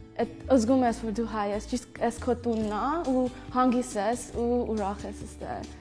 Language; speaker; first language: Armenian; early bilingual, heritage; Armenian